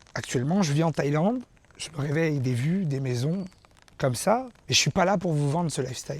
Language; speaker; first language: French; native; French